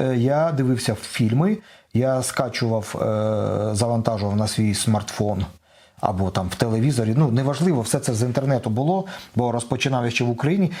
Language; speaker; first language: Ukrainian; non-native, local second language; Russian